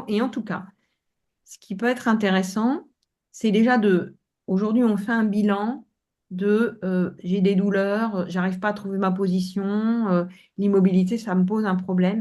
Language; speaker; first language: French; native; French